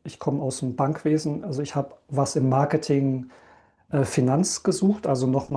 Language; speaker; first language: German; native; German